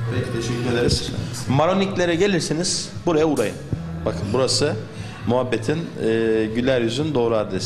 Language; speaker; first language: Turkish; native; Turkish